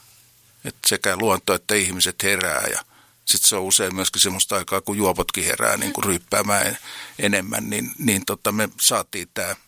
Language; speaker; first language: Finnish; native; Finnish